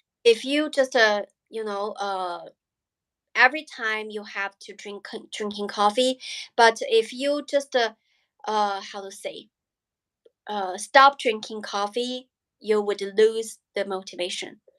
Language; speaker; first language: English; non-native, learner; Chinese